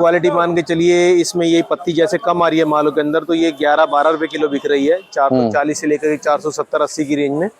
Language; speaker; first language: Hindi; native; Hindi